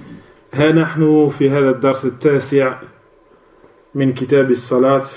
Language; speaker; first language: Arabic; non-native, fluent; French